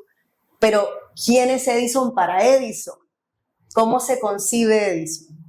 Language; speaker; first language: Spanish; native; Spanish